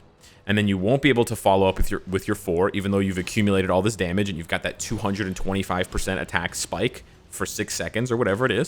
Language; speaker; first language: English; native; English